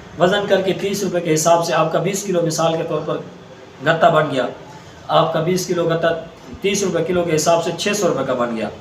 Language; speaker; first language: Urdu; non-native, local second language; Saraiki